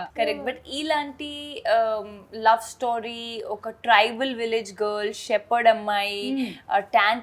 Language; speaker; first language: Telugu; non-native, fluent; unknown